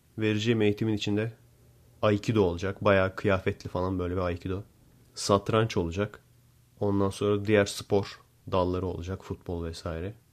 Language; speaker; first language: Turkish; native; Turkish